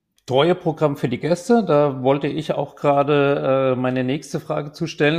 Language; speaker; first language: German; native; German